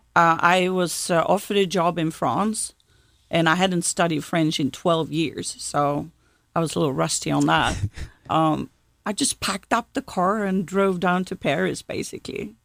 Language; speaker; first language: English; non-native, fluent; Swedish